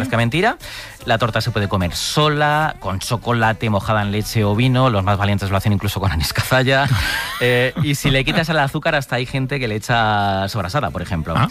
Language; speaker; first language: Spanish; native; Spanish